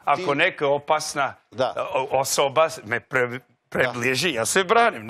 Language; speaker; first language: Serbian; non-native, learner; English